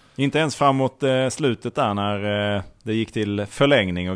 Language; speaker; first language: Swedish; native; Swedish